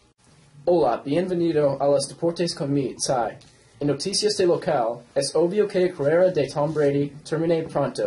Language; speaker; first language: Spanish; non-native, learner; English